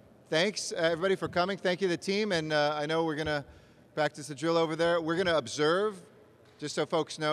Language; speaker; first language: English; native; English